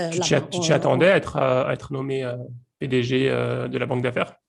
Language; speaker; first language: French; native; French